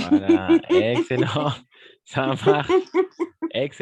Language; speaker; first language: French; non-native, fluent; Spanish